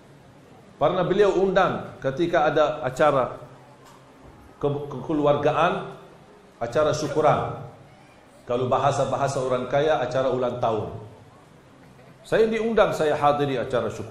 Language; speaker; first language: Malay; non-native, fluent; Arabic